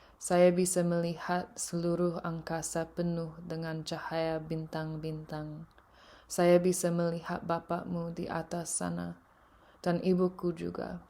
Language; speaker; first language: Indonesian; early bilingual, heritage; English